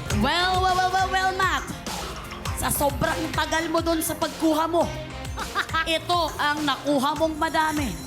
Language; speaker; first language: Filipino; non-native, local second language; Cebuano